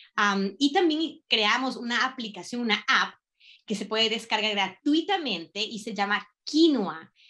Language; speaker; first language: Spanish; native; Spanish